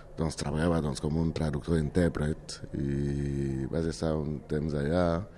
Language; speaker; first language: Catalan; non-native, fluent; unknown